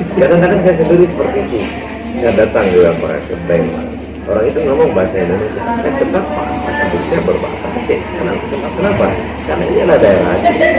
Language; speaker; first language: Indonesian; non-native, local second language; Achinese